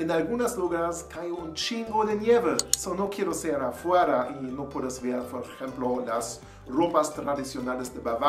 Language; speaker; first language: Spanish; non-native, learner; German